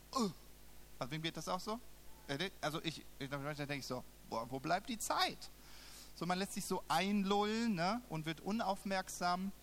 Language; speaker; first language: German; native; German